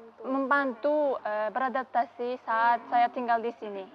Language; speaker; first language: Indonesian; non-native, learner; Uzbek